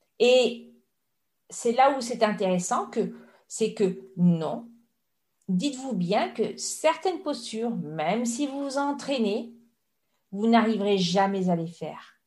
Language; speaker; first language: French; native; French